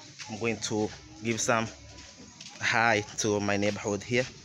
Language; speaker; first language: English; non-native, learner; Makhuwa